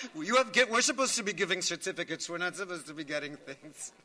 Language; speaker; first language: English; native; English